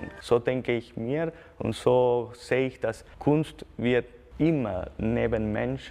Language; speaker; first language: German; non-native, fluent; Spanish